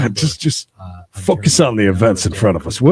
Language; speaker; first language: English; native; English